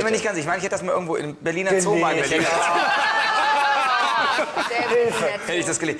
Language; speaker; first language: German; native; German